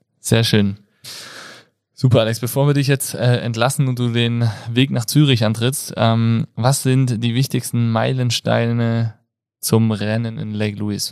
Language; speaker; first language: German; native; German